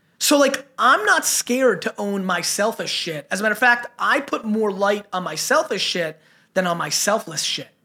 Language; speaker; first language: English; early bilingual, other home language; Russian